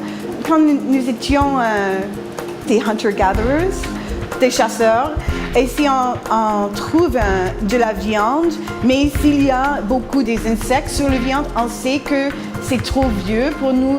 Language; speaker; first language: French; non-native, fluent; English